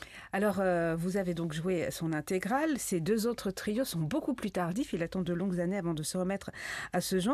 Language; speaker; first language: French; native; French